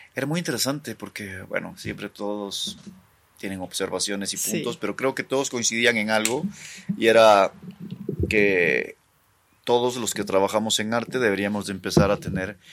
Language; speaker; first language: Spanish; native; Spanish